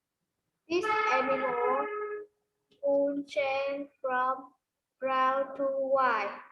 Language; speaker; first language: English; non-native, learner; Vietnamese